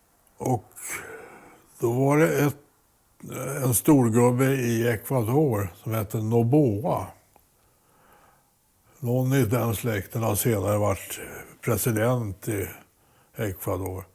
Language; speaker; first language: Swedish; native; Swedish